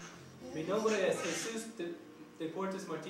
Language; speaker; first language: Spanish; non-native, learner; English